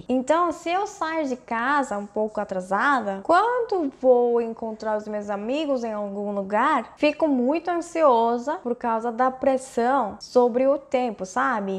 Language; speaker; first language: Portuguese; non-native, fluent; Korean